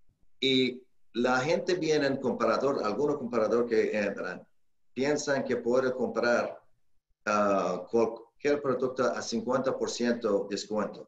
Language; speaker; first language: Spanish; non-native, learner; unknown